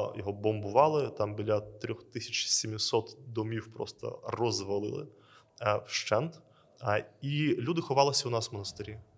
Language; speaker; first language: Ukrainian; native; Ukrainian